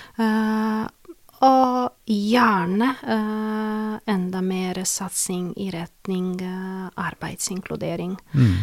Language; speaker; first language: Norwegian; non-native, fluent; Serbian